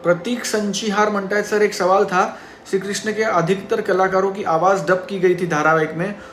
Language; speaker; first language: Hindi; non-native, local second language; Marathi